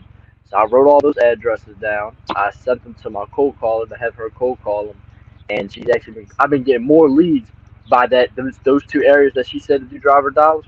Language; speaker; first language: English; native; English